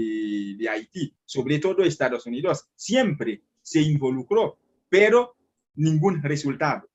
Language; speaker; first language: Spanish; non-native, fluent; Haitian Creole